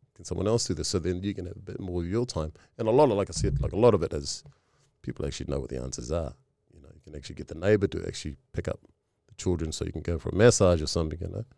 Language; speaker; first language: English; early bilingual, other home language; Tongan